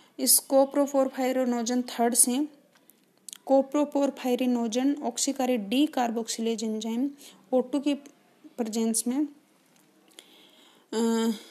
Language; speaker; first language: Hindi; native; Hindi